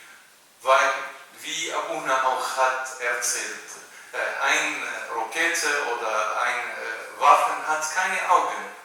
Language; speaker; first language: German; non-native, learner; Arabic